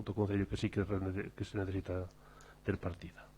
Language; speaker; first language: Spanish; non-native, local second language; Galician